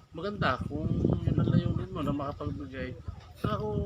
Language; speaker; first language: Filipino; native; Filipino